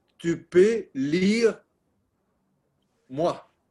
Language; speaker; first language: French; non-native, learner; Italian